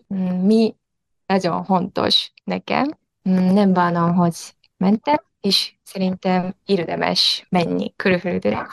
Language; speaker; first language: Hungarian; non-native, learner; Japanese